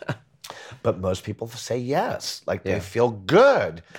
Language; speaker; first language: English; early bilingual, other home language; Spanish